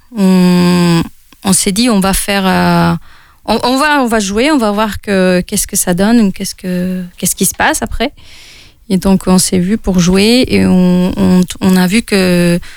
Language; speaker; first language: French; non-native, fluent; Spanish